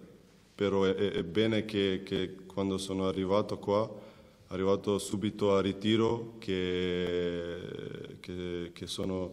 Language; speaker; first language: Italian; non-native, learner; Macedonian